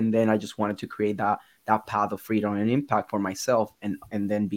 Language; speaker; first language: English; non-native, fluent; Spanish